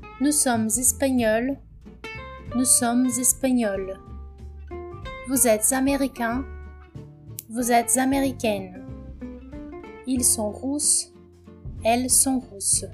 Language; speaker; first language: French; non-native, fluent; Portuguese